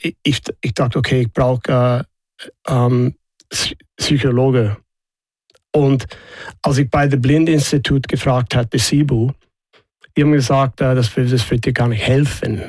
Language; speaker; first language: German; non-native, fluent; English